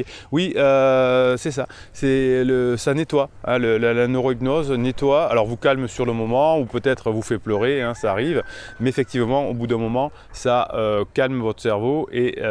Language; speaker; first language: French; native; French